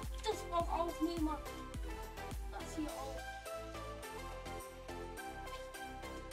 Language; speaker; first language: German; native; German